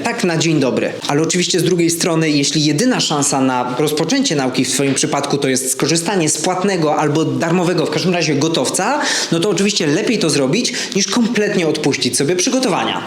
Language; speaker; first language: Polish; native; Polish